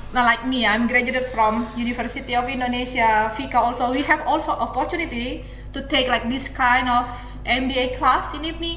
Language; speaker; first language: English; non-native, fluent; Indonesian